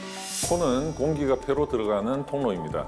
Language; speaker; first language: Korean; native; Korean